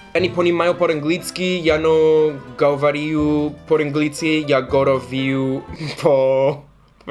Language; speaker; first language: Russian; non-native, learner; English